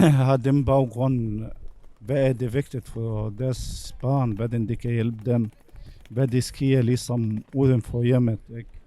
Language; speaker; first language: Danish; non-native, fluent; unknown